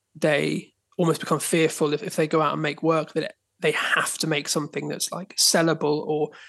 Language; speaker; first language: English; native; English